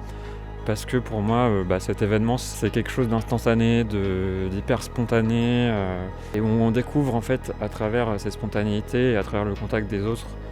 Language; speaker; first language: French; native; French